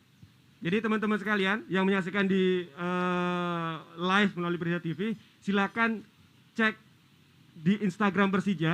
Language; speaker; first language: Indonesian; native; Indonesian